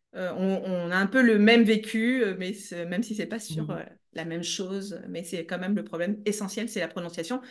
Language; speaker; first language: French; native; French